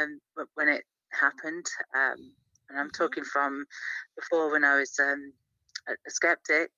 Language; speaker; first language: English; native; English